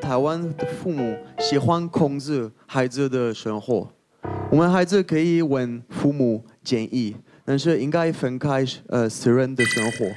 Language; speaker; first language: Chinese; non-native, fluent; French